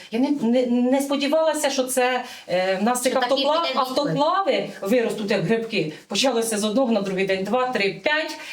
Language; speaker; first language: Ukrainian; native; Ukrainian